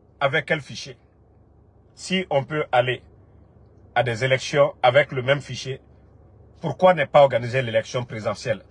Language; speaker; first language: French; non-native, local second language; Mandingo